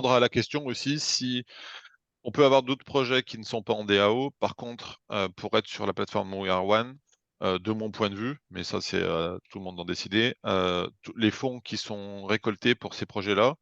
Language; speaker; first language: French; native; French